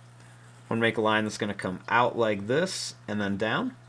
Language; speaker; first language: English; native; English